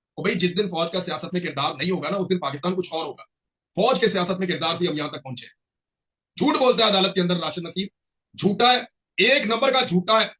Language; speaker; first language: Urdu; non-native, local second language; Punjabi